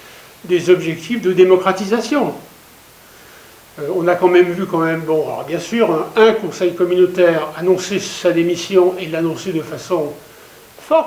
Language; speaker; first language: French; native; French